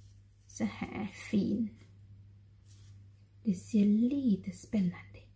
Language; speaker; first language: Swedish; non-native, learner; Thai